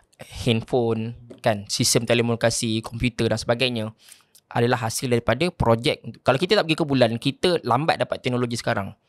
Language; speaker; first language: Malay; native; Malay